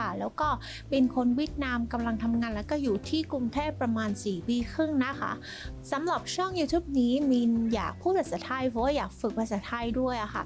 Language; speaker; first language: Thai; non-native, fluent; Vietnamese